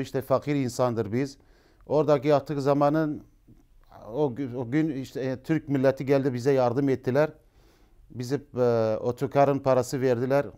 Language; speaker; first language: Turkish; non-native, learner; Arabic